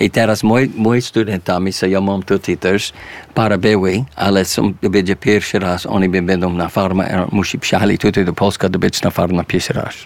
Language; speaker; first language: Polish; early bilingual, heritage; English